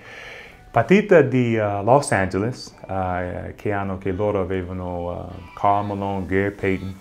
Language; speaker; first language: Italian; non-native, fluent; English